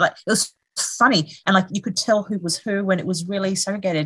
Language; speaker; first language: English; native; English